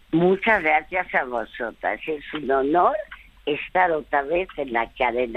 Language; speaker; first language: Spanish; early bilingual, other home language; French